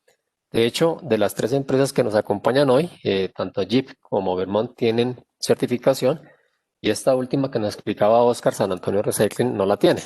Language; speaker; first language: Spanish; native; Spanish